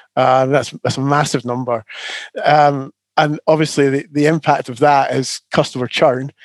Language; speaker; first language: English; native; English